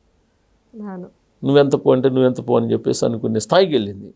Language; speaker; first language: Telugu; native; Telugu